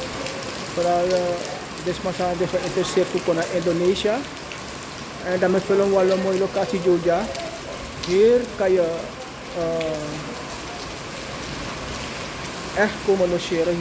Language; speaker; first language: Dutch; non-native, local second language; Sranan Tongo